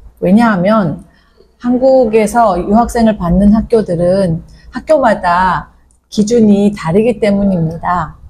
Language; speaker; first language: Korean; native; Korean